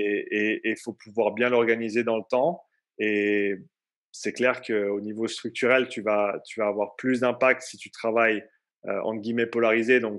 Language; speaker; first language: French; native; French